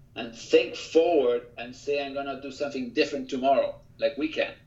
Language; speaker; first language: English; early bilingual, other home language; Spanish